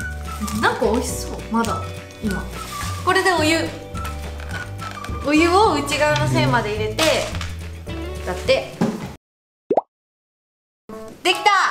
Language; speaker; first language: Japanese; native; Japanese